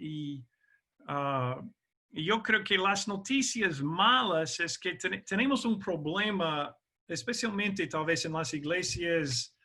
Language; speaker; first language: Spanish; non-native, fluent; English